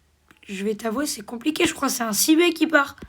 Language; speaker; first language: French; native; French